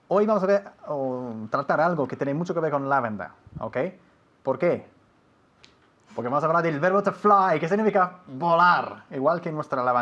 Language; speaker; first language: Spanish; non-native, fluent; English